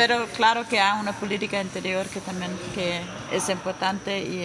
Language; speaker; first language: Spanish; non-native, fluent; Danish